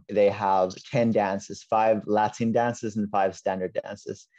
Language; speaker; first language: English; non-native, fluent; Finnish